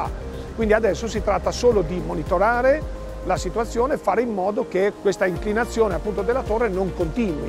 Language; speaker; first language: Italian; native; Italian